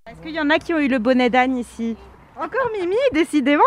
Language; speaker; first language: French; native; French